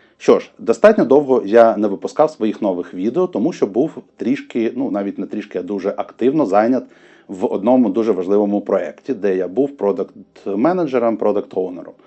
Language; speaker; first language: Ukrainian; non-native, local second language; Russian